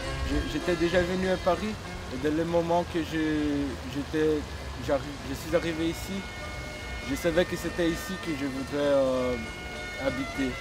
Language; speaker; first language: French; non-native, fluent; Portuguese